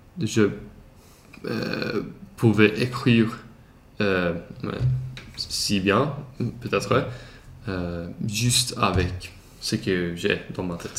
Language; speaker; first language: French; non-native, learner; Swedish